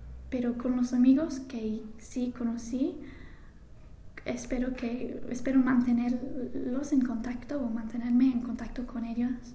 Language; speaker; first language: Spanish; non-native, fluent; English